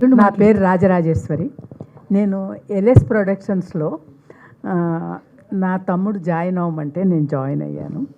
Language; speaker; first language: Telugu; native; Telugu